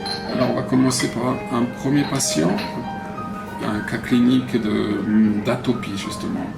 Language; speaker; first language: French; non-native, fluent; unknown